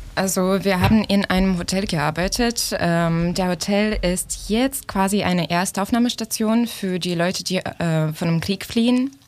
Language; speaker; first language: German; non-native, fluent; Ukrainian